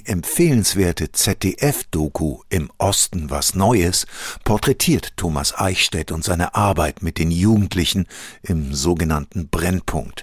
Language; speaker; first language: German; native; German